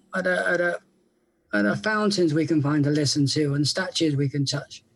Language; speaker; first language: English; native; English